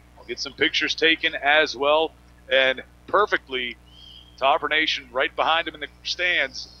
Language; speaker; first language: English; native; English